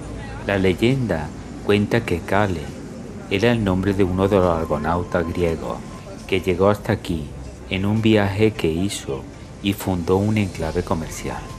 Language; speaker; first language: Spanish; native; Spanish